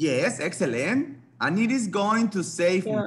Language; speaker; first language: English; non-native, fluent; Spanish